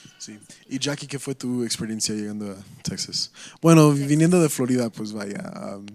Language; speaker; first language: Spanish; non-native, fluent; English